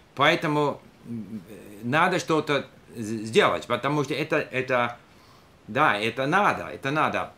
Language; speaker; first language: Russian; non-native, learner; English